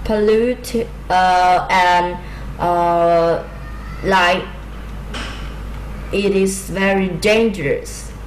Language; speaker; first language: English; non-native, learner; Vietnamese